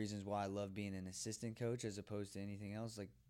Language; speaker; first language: English; native; English